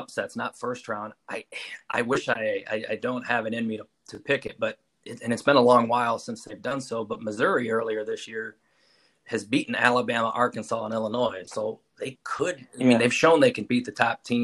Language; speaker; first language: English; native; English